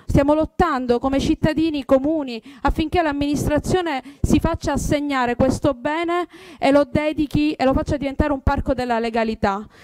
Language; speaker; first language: Italian; native; Italian